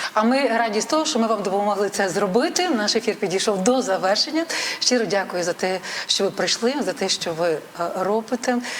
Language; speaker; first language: Ukrainian; native; Ukrainian